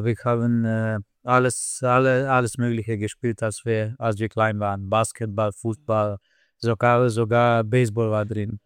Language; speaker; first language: German; non-native, fluent; Slovenian